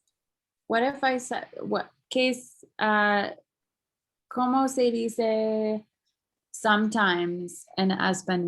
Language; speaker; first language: Spanish; non-native, learner; English